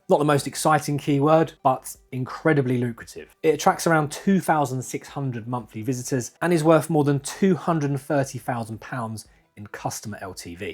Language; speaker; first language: English; native; English